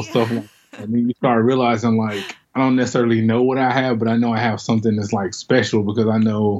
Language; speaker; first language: English; native; English